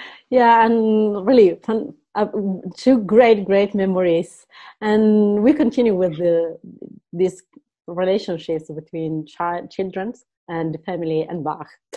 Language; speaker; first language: English; non-native, fluent; Italian